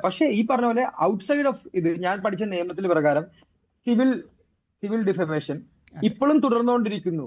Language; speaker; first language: Malayalam; native; Malayalam